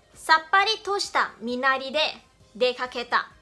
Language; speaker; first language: Japanese; non-native, fluent; Chinese